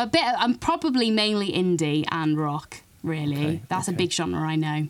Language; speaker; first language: English; native; English